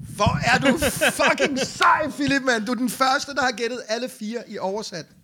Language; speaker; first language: Danish; non-native, fluent; Arabic